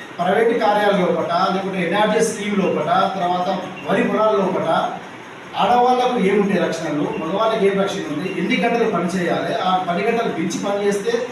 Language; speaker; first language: Telugu; native; Telugu